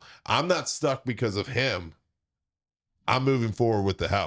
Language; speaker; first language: English; native; English